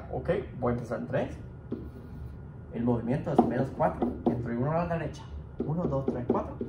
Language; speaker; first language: Spanish; non-native, fluent; English